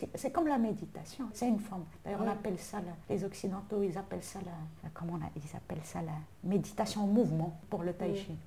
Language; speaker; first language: French; non-native, local second language; Arabic